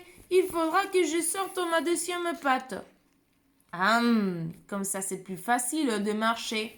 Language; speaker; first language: French; non-native, fluent; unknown